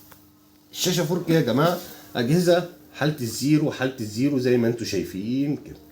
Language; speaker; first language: Arabic; native; Arabic